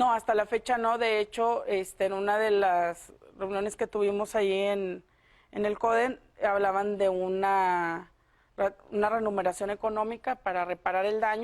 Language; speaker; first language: Spanish; native; Spanish